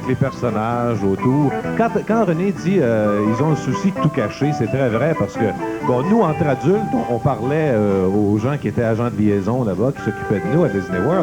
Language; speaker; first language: French; native; French